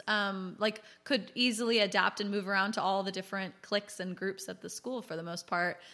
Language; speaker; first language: English; native; English